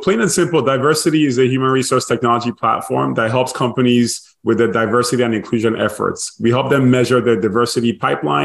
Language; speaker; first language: English; non-native, local second language; Igbo